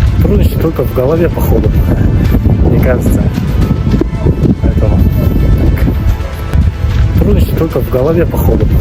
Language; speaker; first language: Russian; non-native, local second language; Kazakh